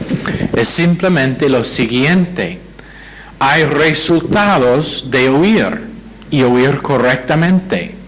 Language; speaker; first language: Spanish; non-native, fluent; English